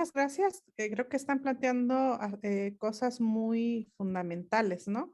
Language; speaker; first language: Spanish; non-native, local second language; Mixtepec Mixtec